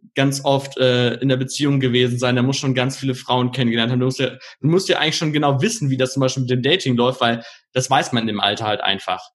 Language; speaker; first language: German; native; German